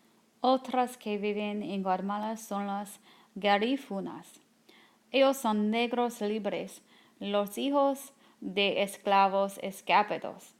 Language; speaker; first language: Spanish; non-native, learner; English